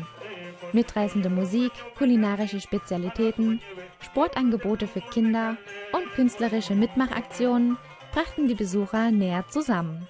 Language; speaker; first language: German; native; German